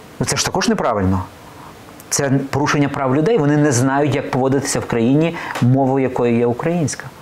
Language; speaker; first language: Ukrainian; native; Ukrainian